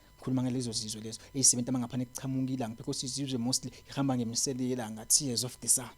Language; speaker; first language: Zulu; non-native, local second language; Swati